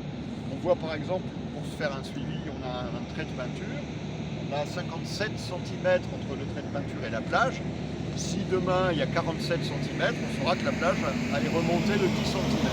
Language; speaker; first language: French; native; French